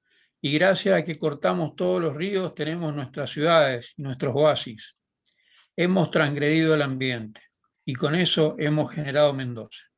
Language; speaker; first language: Spanish; native; Spanish